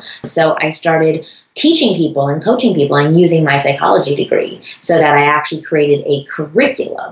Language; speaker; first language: English; native; English